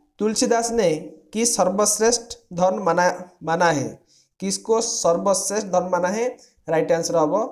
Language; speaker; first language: Hindi; non-native, local second language; Odia